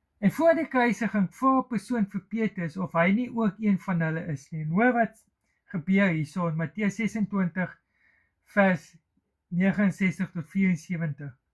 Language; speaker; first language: Afrikaans; native; Afrikaans